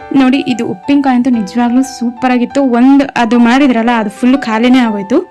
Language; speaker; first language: Kannada; non-native, local second language; Telugu